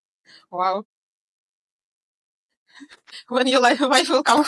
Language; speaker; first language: English; non-native, fluent; Russian